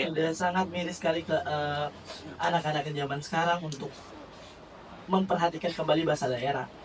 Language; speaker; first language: Indonesian; native; Indonesian